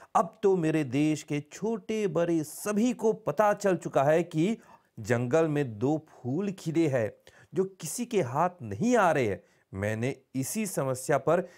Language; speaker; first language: Hindi; early bilingual, heritage; Bhojpuri